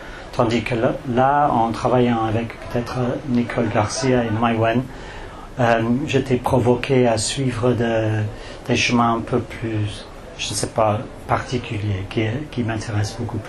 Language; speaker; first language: French; non-native, fluent; English